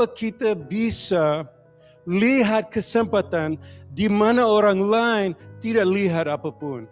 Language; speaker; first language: Indonesian; non-native, learner; English